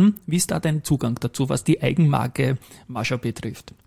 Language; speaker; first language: German; native; German